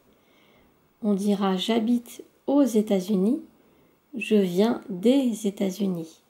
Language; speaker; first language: French; native; French